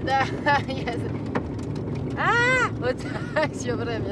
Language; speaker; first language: Russian; non-native, fluent; French